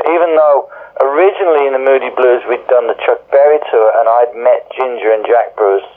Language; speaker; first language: English; native; English